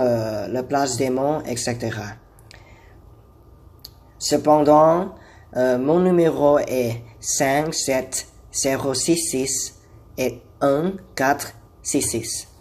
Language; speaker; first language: French; non-native, learner; Thai